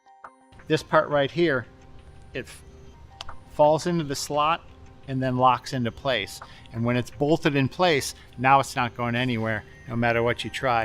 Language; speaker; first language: English; native; English